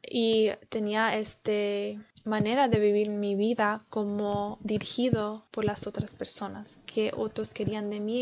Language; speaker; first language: Spanish; early bilingual, heritage; Spanish